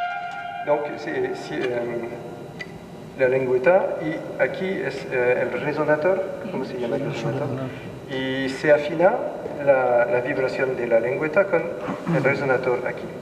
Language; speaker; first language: Spanish; non-native, learner; French